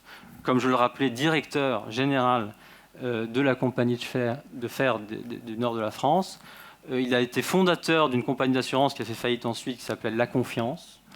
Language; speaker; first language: French; native; French